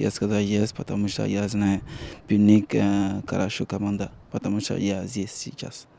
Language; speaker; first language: Russian; non-native, learner; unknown